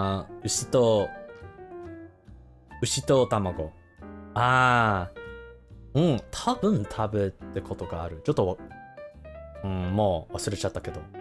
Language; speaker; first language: Japanese; non-native, learner; English